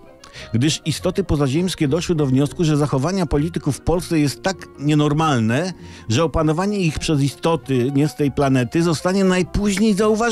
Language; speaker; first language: Polish; native; Polish